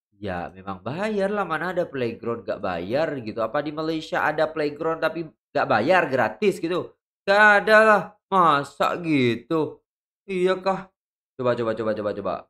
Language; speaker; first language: Indonesian; native; Indonesian